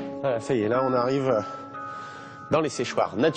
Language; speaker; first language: French; native; French